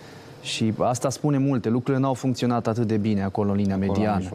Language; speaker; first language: Romanian; native; Romanian